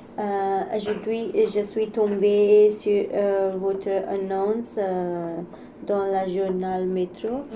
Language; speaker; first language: French; non-native, learner; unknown